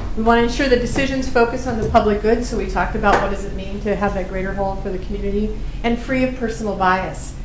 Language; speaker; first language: English; native; English